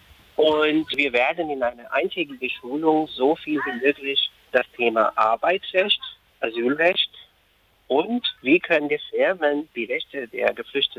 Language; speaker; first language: German; non-native, fluent; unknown